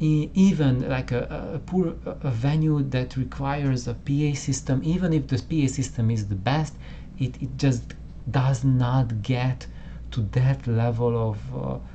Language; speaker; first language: English; non-native, fluent; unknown